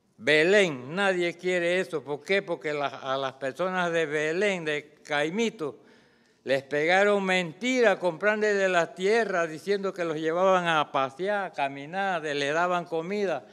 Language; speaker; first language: Spanish; native; Spanish